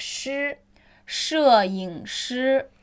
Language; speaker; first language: Chinese; non-native, learner; Spanish